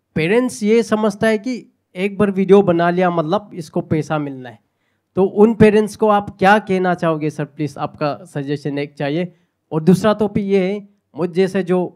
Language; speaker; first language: Hindi; non-native, local second language; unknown